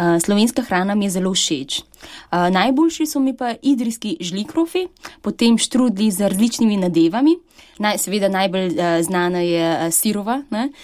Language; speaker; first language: Slovenian; early bilingual, other home language; Chinese